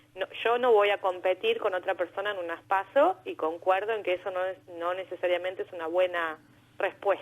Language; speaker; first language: Spanish; native; Spanish